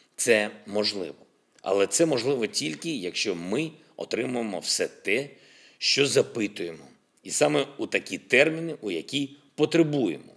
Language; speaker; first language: Ukrainian; non-native, local second language; Russian